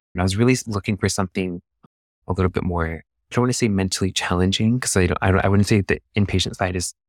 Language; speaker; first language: English; native; English